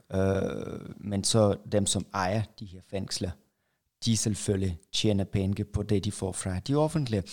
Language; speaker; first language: Danish; non-native, fluent; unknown